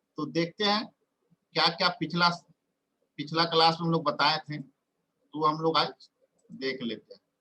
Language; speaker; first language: Hindi; native; Hindi